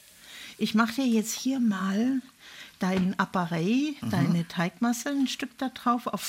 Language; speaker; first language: German; native; German